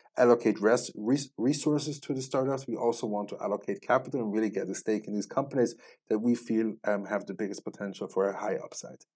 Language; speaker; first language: English; non-native, fluent; Swiss German